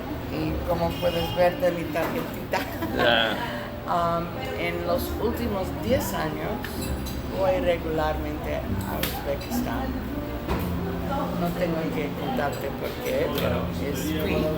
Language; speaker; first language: Spanish; non-native, learner; English